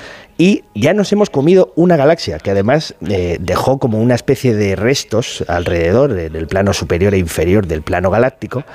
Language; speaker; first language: Spanish; native; Spanish